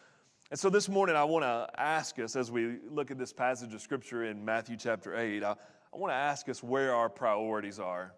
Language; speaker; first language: English; native; English